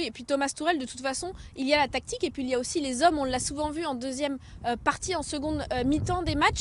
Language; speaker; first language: French; native; French